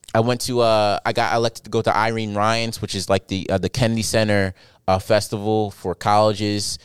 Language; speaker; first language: English; native; English